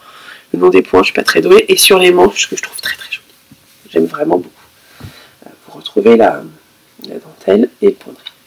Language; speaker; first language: French; native; French